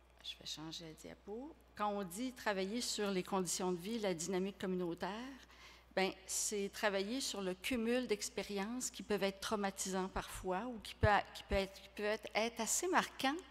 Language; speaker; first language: French; native; French